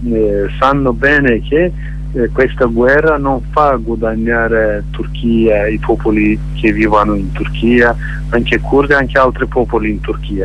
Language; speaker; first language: Italian; non-native, learner; Kurdish